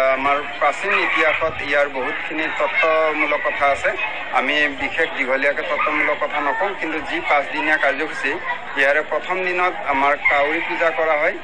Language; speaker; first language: Assamese; non-native, local second language; Nepali